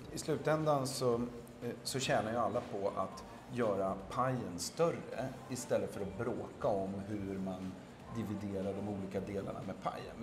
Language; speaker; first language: Swedish; native; Swedish